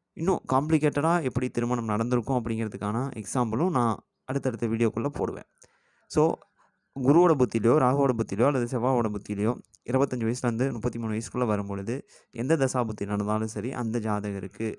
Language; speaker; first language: Tamil; native; Tamil